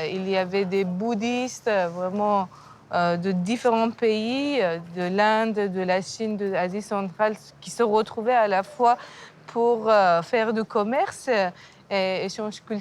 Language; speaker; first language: French; non-native, fluent; Persian